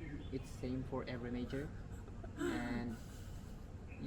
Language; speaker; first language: English; non-native, fluent; Uzbek